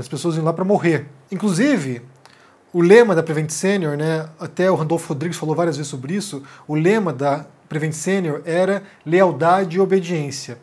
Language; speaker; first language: Portuguese; native; Portuguese